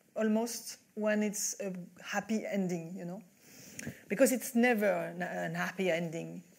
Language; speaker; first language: English; non-native, fluent; French